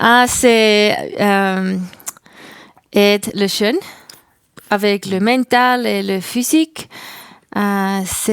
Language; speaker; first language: French; non-native, learner; German